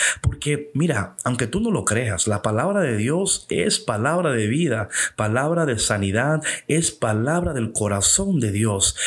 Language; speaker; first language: Spanish; early bilingual, heritage; English